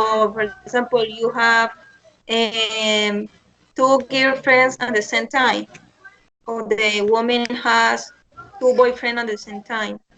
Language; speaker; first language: English; non-native, learner; Spanish